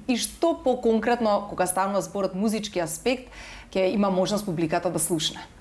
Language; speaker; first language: Macedonian; native; Macedonian